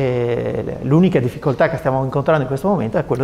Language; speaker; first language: Italian; native; Italian